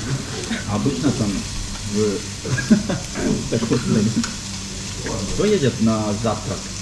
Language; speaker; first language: Russian; non-native, fluent; Korean